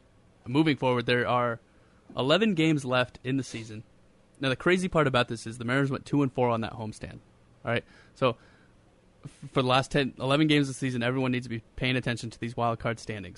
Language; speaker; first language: English; native; English